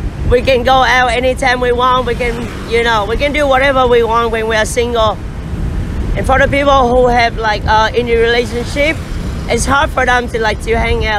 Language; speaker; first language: English; non-native, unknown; Vietnamese